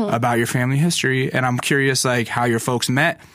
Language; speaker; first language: English; early bilingual, other home language; Italian